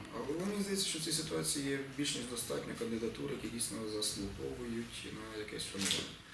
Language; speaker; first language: Ukrainian; native; Ukrainian